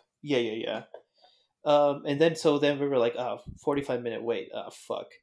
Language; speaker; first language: English; native; English